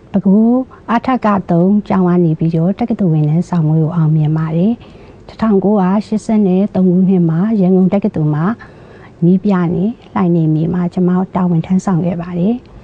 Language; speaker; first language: Burmese; native; Burmese